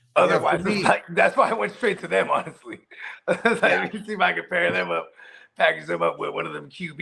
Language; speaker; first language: English; native; English